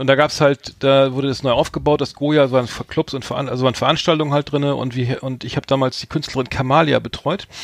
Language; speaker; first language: German; native; German